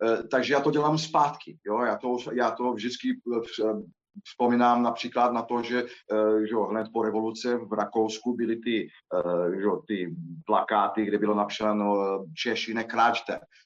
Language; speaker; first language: Czech; non-native, fluent; Portuguese